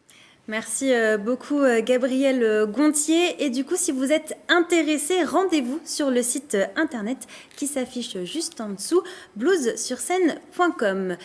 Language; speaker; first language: French; native; French